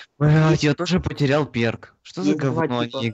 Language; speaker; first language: Russian; native; Russian